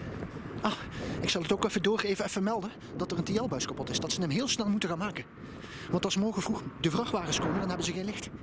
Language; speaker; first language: Dutch; native; Dutch